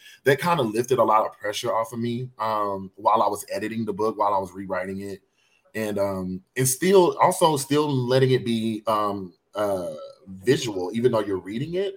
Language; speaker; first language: English; native; English